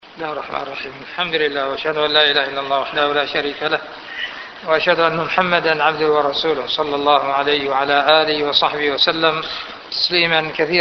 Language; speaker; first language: Arabic; native; Arabic